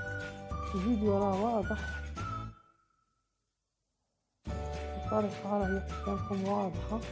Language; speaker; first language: Arabic; native; Arabic